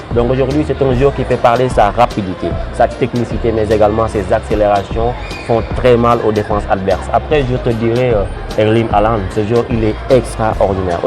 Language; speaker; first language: French; non-native, local second language; Wolof